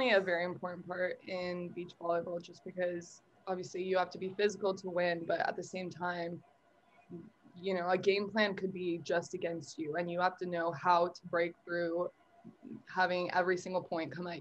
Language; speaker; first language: English; native; English